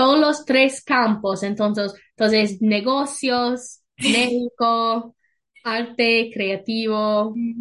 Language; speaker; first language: Spanish; non-native, learner; English